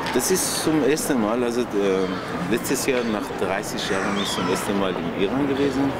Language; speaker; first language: German; non-native, fluent; Persian